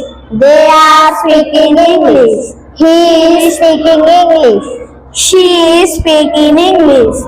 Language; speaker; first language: English; non-native, learner; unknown